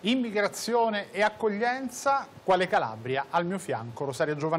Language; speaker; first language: Italian; native; Italian